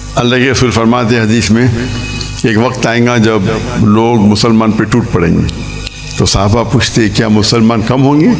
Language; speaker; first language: Urdu; non-native, local second language; Hindi